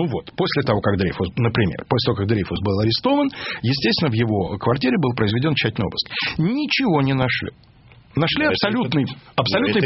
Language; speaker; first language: Russian; native; Russian